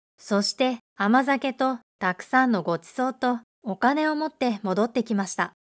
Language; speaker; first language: Japanese; native; Japanese